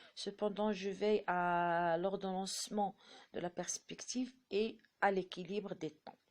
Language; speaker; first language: French; non-native, local second language; Arabic